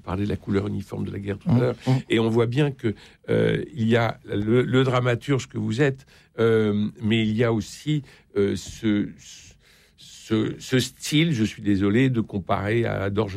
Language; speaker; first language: French; native; French